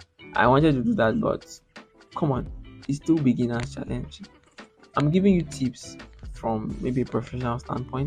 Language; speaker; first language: English; non-native, local second language; Yoruba